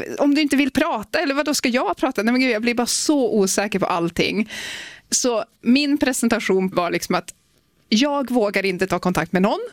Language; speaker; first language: Swedish; native; Swedish